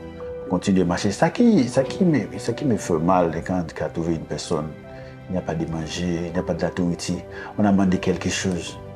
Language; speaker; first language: French; non-native, learner; Haitian Creole